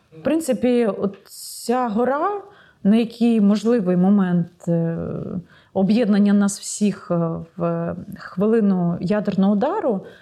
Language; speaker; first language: Ukrainian; non-native, local second language; Russian